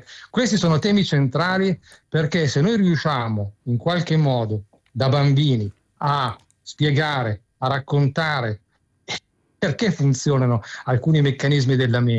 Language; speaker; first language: Italian; native; Italian